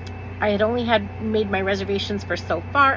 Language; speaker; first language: English; native; English